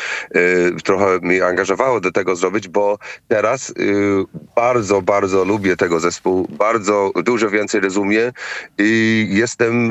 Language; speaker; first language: Polish; non-native, fluent; English